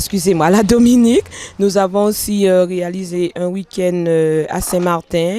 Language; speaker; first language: French; native; French